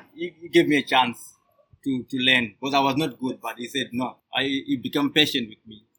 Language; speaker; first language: English; non-native, local second language; Shona